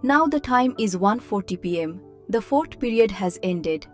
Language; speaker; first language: English; non-native, local second language; Bangla